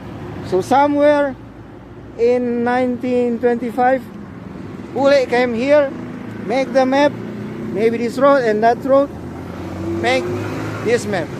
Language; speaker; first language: English; non-native, learner; Indonesian